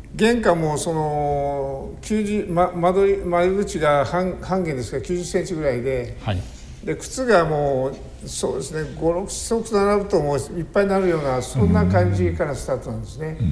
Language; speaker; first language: Japanese; native; Japanese